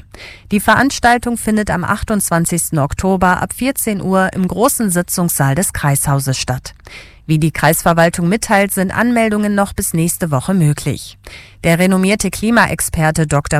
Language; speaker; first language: German; native; German